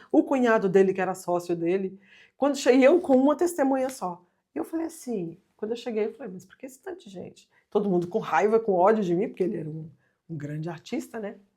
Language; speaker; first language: Portuguese; native; Portuguese